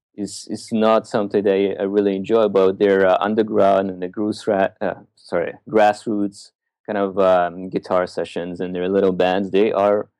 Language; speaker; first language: English; early bilingual, other home language; Russian